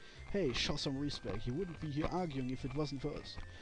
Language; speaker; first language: English; non-native, fluent; German